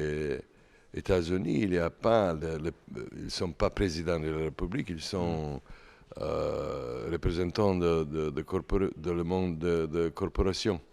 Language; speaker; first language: French; non-native, learner; Serbian